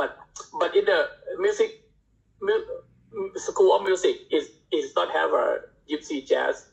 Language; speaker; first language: English; non-native, learner; Thai